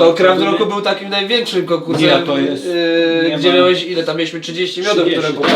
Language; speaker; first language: Polish; native; Polish